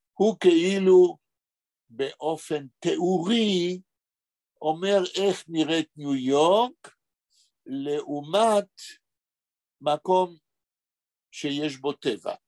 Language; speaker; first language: Hebrew; non-native, fluent; Spanish